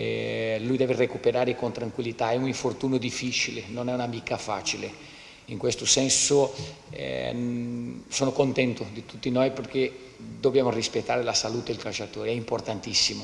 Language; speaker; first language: Italian; non-native, fluent; Portuguese